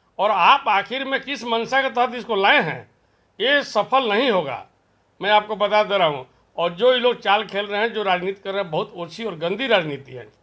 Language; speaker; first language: Hindi; native; Hindi